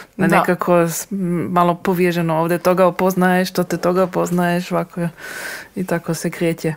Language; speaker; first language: Croatian; native; Croatian